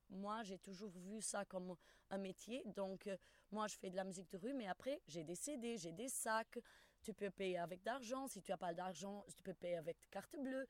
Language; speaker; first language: French; non-native, fluent; Portuguese